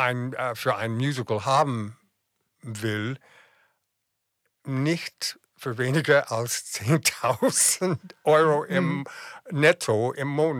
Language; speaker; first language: German; non-native, fluent; English